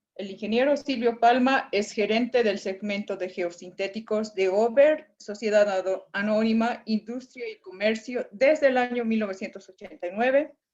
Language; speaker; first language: Spanish; native; Spanish